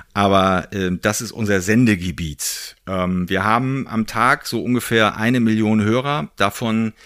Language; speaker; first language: German; native; German